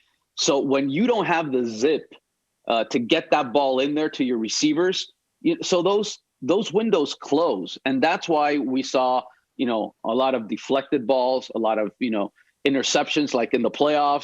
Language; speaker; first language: English; native; English